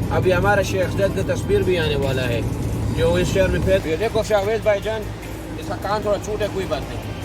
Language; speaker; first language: Urdu; non-native, local second language; Pashto